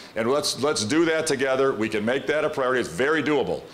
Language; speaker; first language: English; native; English